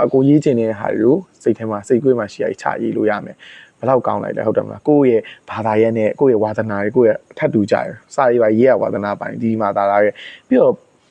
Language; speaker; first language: Burmese; native; Burmese